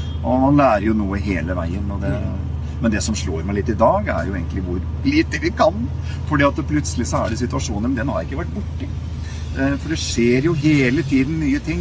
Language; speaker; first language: Norwegian; native; Norwegian